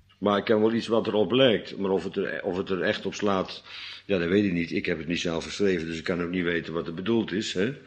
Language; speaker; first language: Dutch; native; Dutch